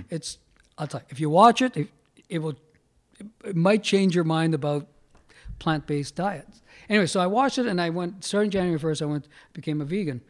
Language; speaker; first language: English; early bilingual, other home language; Italian